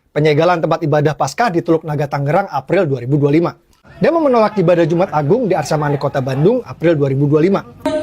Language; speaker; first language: Indonesian; native; Indonesian